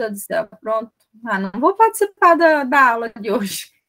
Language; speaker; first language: Portuguese; native; Portuguese